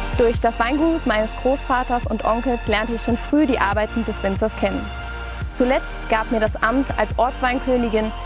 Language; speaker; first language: German; native; German